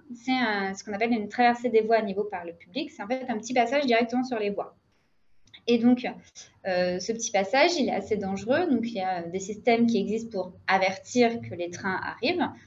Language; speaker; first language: French; native; French